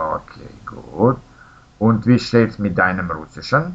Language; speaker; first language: German; non-native, fluent; Russian